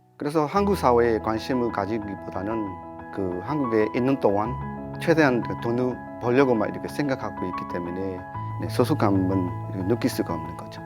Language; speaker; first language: Korean; non-native, fluent; Burmese